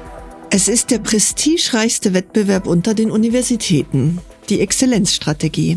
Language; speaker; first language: German; native; German